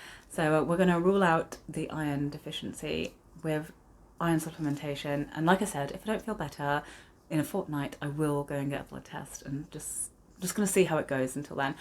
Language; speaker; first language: English; native; English